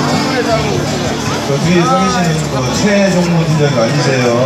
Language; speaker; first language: Korean; native; Korean